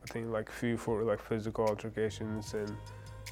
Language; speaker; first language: English; early bilingual, other home language; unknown